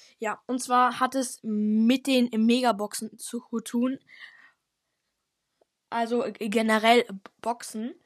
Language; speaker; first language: German; native; German